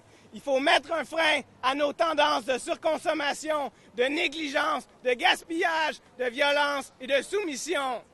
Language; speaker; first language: French; native; French